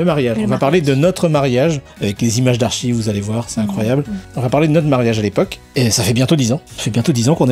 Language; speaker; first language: French; native; French